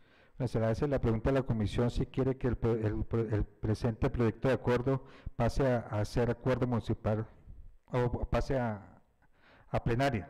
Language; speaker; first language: Spanish; native; Spanish